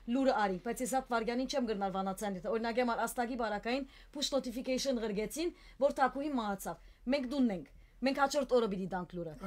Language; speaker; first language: Armenian; native; Armenian